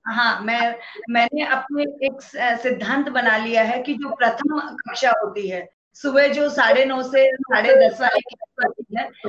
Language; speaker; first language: Hindi; native; Hindi